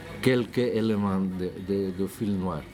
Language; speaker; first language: French; non-native, learner; Spanish